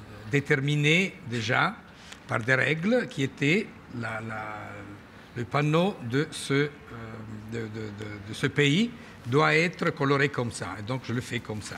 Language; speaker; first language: French; non-native, fluent; Italian